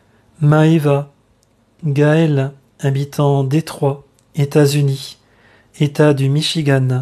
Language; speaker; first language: French; native; French